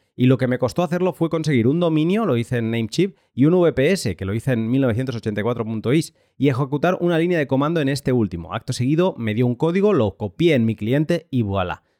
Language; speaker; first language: Spanish; native; Spanish